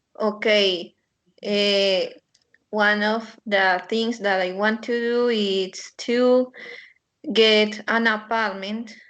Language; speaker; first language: English; non-native, learner; Spanish